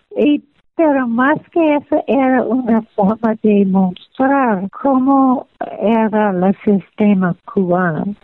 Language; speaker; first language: Spanish; non-native, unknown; English